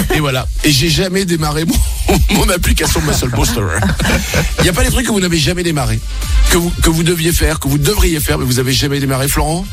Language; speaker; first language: French; native; French